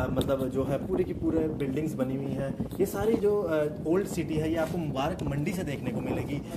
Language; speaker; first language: Hindi; native; Hindi